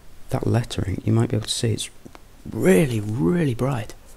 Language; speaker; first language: English; native; English